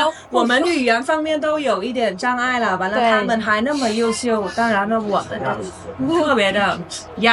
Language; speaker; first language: Chinese; non-native, fluent; Vietnamese